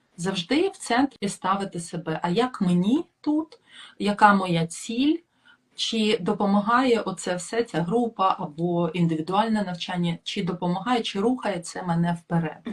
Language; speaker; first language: Ukrainian; non-native, local second language; Russian